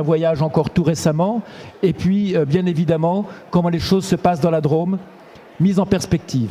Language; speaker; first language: French; native; French